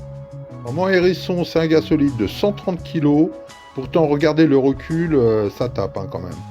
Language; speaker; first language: French; native; French